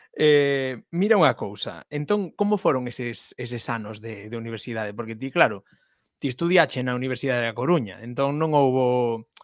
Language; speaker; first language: Galician; non-native, local second language; Spanish